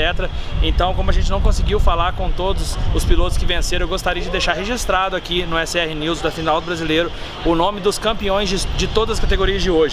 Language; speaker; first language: Portuguese; native; Portuguese